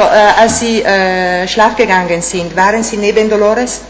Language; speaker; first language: German; non-native, fluent; Italian